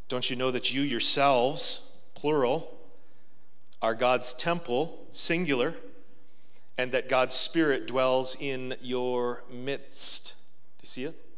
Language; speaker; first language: English; native; English